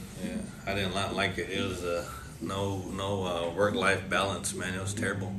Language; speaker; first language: English; early bilingual, other home language; Spanish